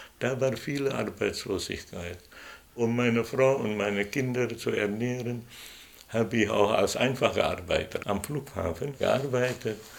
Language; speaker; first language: German; non-native, fluent; Indonesian